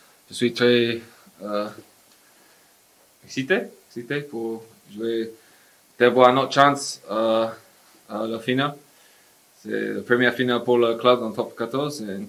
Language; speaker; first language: French; non-native, learner; English